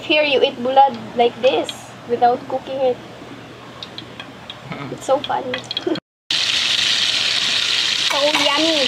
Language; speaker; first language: English; non-native, learner; Cebuano